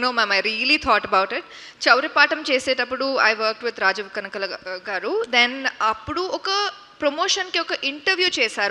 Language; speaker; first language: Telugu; non-native, learner; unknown